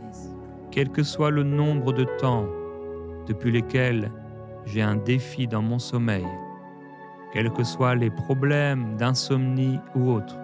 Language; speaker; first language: French; native; French